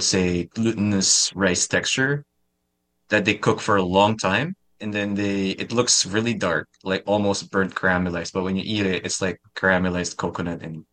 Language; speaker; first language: English; non-native, local second language; Filipino